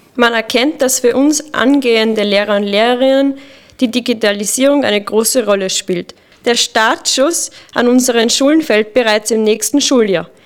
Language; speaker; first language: German; native; German